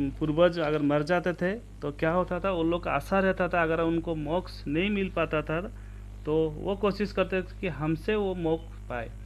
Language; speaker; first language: Hindi; non-native, local second language; Odia